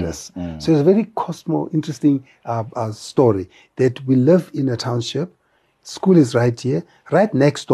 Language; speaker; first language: English; non-native, local second language; Tswana